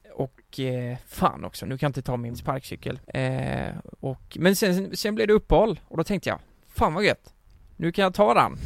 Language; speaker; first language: Swedish; native; Swedish